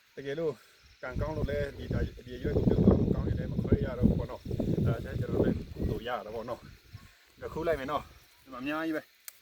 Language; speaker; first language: Burmese; non-native, local second language; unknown